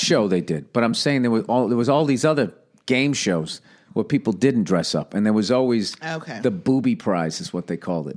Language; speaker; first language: English; native; English